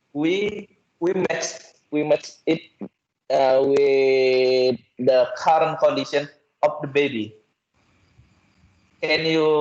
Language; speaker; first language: English; non-native, learner; Indonesian